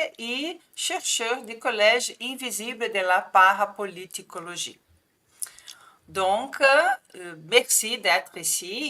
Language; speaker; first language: French; non-native, fluent; Portuguese